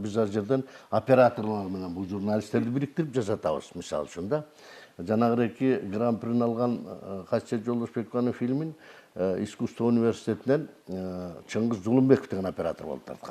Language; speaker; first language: Kyrgyz; native; Kyrgyz